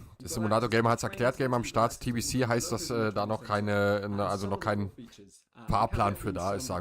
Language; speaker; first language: German; native; German